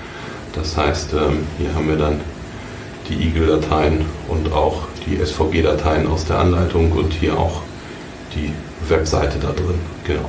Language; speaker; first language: German; native; German